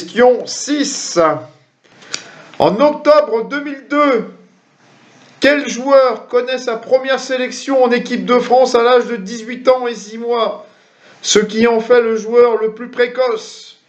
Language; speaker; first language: French; native; French